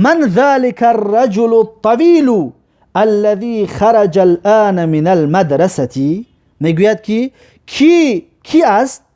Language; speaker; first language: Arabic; non-native, fluent; Persian